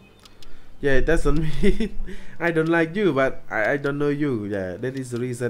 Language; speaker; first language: English; non-native, learner; Khmer